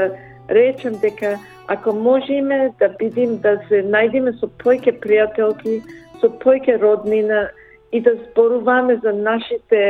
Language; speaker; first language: Macedonian; early bilingual, heritage; Macedonian